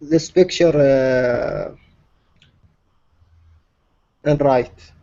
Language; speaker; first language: English; non-native, learner; Arabic